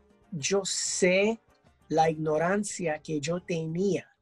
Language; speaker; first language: Spanish; early bilingual, heritage; English